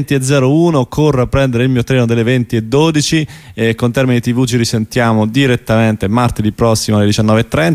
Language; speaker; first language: Italian; native; Italian